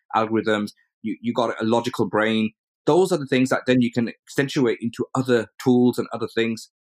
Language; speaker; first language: English; early bilingual, other home language; Urdu